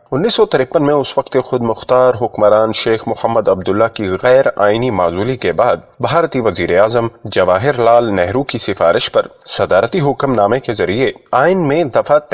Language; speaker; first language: Urdu; native; Urdu